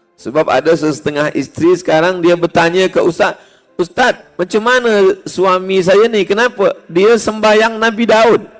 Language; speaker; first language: Malay; native; Malay